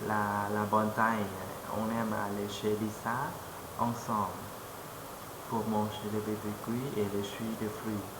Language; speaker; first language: French; non-native, fluent; Lao